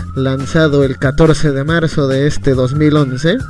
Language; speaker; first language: Spanish; native; Spanish